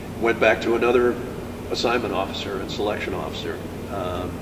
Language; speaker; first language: English; native; English